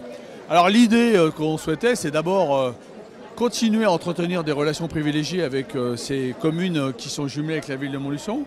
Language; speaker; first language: French; native; French